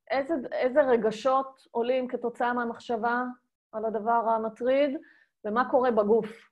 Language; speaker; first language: Hebrew; native; Hebrew